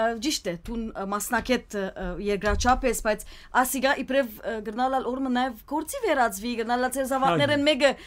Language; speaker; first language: Armenian; early bilingual, heritage; Armenian